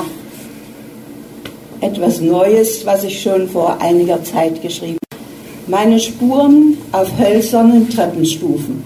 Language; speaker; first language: German; native; German